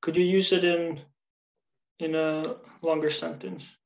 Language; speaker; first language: English; early bilingual, other home language; Albanian